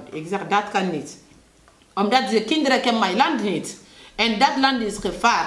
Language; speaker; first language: Dutch; non-native, learner; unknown